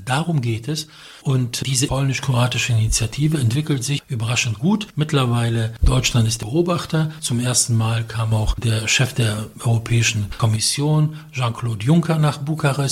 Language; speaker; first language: German; non-native, fluent; Polish